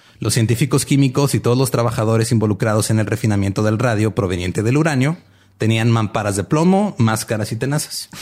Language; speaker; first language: Spanish; native; Spanish